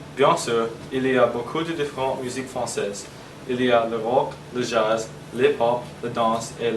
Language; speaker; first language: French; non-native, learner; English